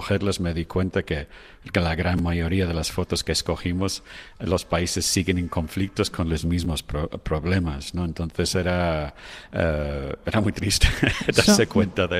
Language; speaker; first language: Spanish; non-native, fluent; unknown